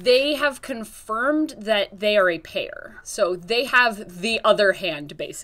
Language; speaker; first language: English; native; English